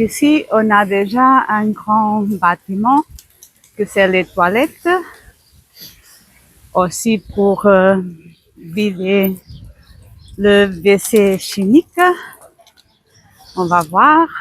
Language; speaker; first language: French; non-native, fluent; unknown